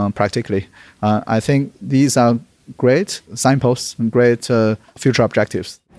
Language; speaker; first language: English; non-native, fluent; Chinese